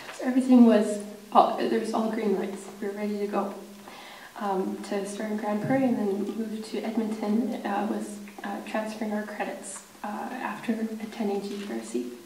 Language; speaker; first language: English; native; English